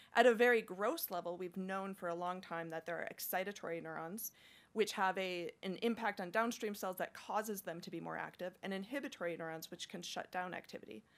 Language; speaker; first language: English; native; English